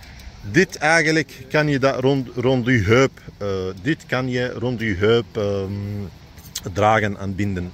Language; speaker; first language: Dutch; non-native, fluent; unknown